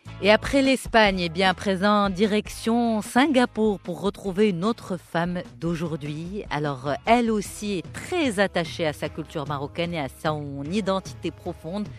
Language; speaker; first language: French; non-native, local second language; Arabic